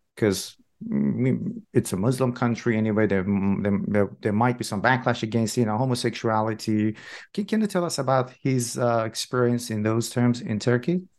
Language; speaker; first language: English; non-native, fluent; Persian